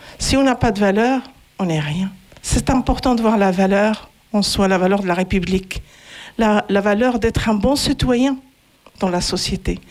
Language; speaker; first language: French; non-native, fluent; Arabic